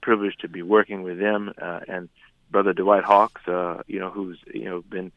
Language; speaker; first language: English; native; English